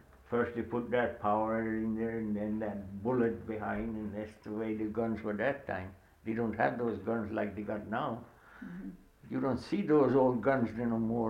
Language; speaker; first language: English; non-native, fluent; Swedish